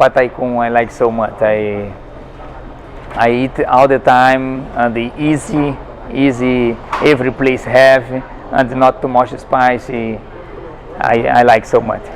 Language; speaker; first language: English; non-native, learner; Portuguese